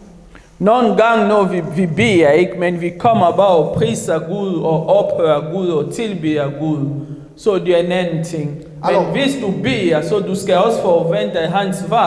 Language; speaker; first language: Swedish; non-native, learner; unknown